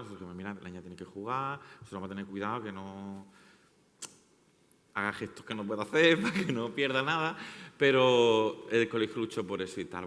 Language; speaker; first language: Spanish; native; Spanish